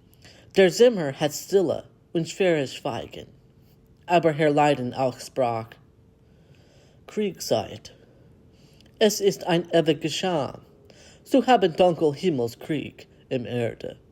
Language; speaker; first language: German; non-native, learner; English